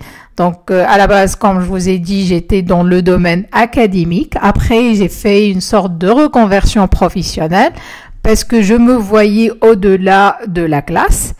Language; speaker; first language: French; non-native, local second language; Arabic